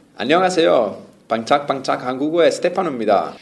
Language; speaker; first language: Korean; non-native, learner; Italian